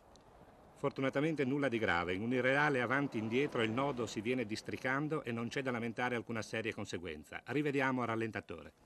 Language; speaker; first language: Italian; native; Italian